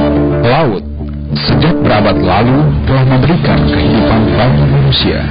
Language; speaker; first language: Indonesian; native; Indonesian